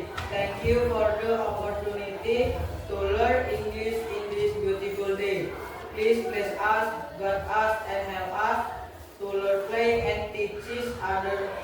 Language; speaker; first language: English; non-native, learner; Indonesian